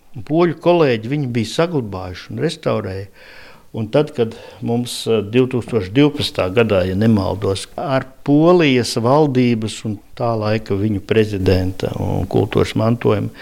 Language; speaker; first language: Latvian; native; Latvian